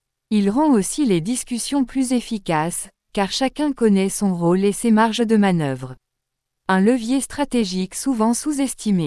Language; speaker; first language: French; native; French